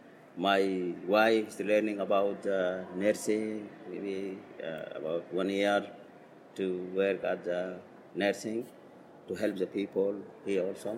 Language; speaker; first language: English; non-native, learner; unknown